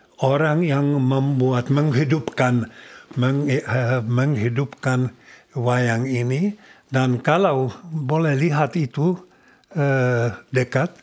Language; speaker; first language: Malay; non-native, learner; Czech